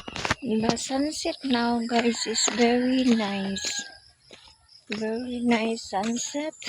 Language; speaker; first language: English; non-native, local second language; Filipino